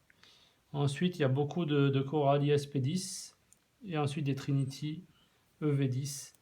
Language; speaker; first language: French; native; French